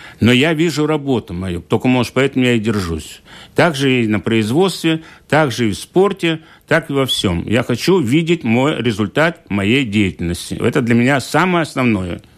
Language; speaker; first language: Russian; native; Russian